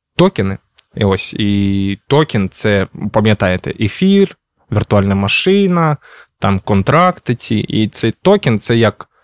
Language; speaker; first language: Ukrainian; non-native, local second language; Russian